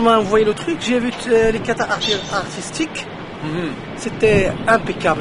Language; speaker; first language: French; non-native, local second language; Arabic